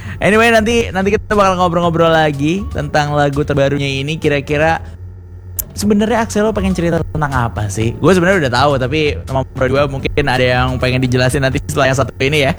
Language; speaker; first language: Indonesian; native; Indonesian